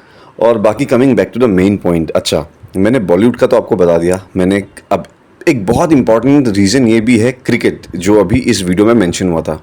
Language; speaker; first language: Hindi; non-native, local second language; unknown